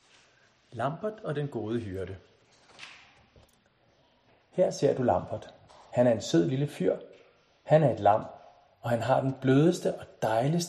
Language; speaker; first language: Danish; native; Danish